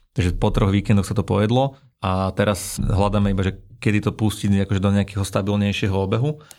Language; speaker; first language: Slovak; native; Slovak